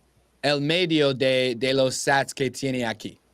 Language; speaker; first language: Spanish; non-native, learner; English